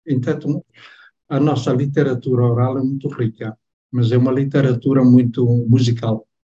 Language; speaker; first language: Portuguese; non-native, local second language; Tetum